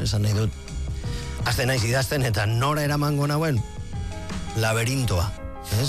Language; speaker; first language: Basque; native; Basque